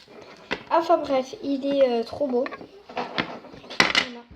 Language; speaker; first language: French; native; French